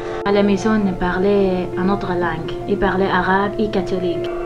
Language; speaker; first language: French; non-native, learner; Arabic